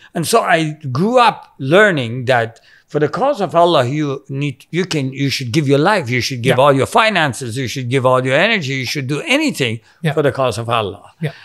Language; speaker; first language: English; non-native, local second language; Persian